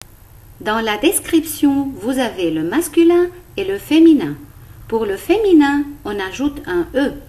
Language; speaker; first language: French; non-native, local second language; Arabic